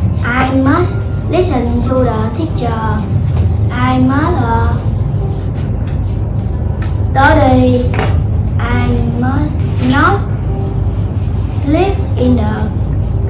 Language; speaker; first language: English; non-native, learner; Vietnamese